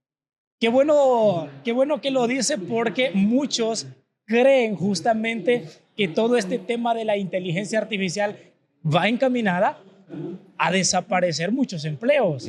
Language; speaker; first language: Spanish; native; Spanish